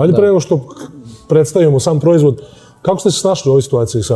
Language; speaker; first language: Serbian; native; Serbian